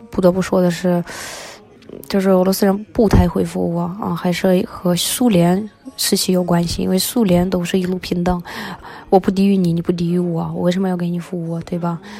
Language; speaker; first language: Chinese; early bilingual, other home language; Russian